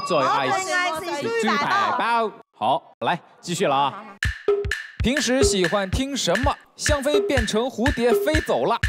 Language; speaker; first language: Chinese; native; Chinese